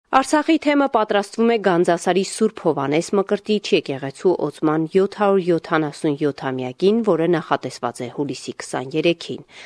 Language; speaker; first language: Armenian; native; Armenian